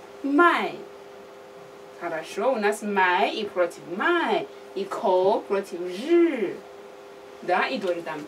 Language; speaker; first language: Russian; non-native, learner; Chinese